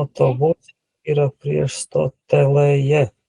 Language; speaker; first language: Lithuanian; non-native, learner; Latvian